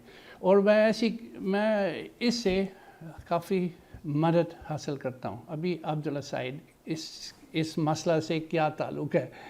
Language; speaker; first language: Hindi; non-native, fluent; English